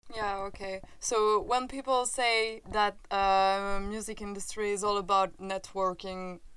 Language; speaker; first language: English; non-native, fluent; French